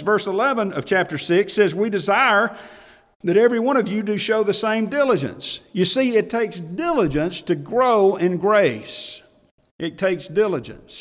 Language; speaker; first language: English; native; English